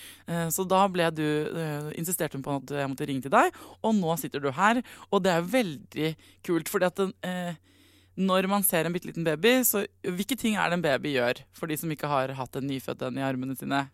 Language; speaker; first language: Norwegian; native; Norwegian